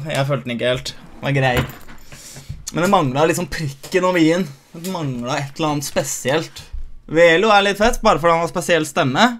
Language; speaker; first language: Norwegian; early bilingual, other home language; Albanian